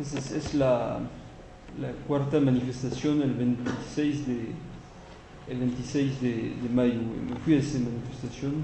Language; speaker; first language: Spanish; non-native, fluent; French